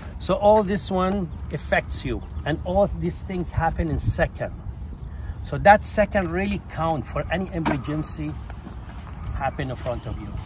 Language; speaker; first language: English; non-native, fluent; Arabic